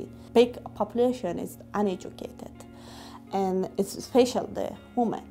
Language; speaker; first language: English; non-native, learner; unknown